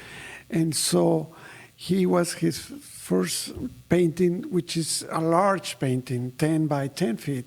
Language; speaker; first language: English; non-native, fluent; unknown